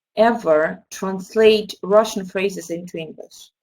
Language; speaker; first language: English; non-native, fluent; Russian